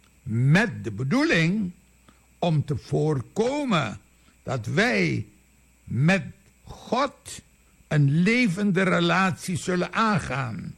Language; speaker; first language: Dutch; native; Dutch